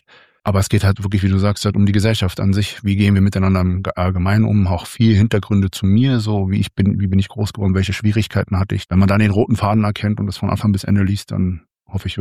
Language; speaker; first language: German; native; German